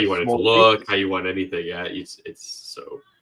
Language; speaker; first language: English; native; English